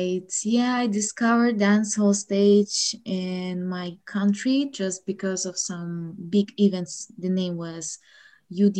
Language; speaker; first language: English; non-native, fluent; Ukrainian